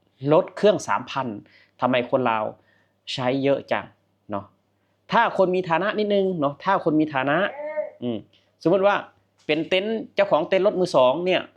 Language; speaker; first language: Thai; non-native, local second language; Northeastern Thai